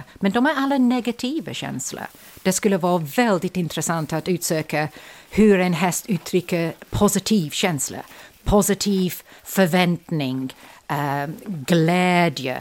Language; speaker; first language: Swedish; non-native, fluent; English